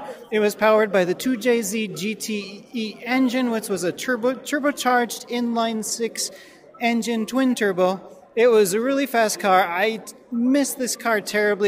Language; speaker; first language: English; native; English